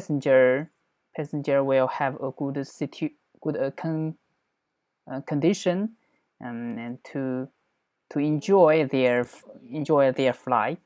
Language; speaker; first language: English; non-native, learner; Chinese